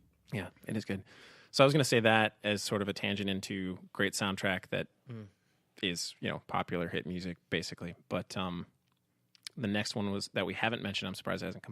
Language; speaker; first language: English; native; English